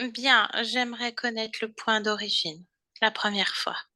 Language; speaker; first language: French; native; French